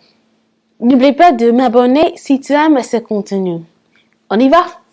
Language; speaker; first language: French; non-native, fluent; English